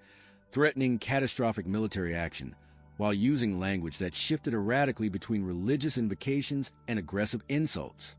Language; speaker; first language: English; native; English